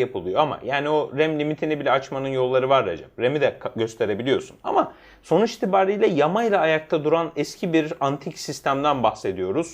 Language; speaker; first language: Turkish; native; Turkish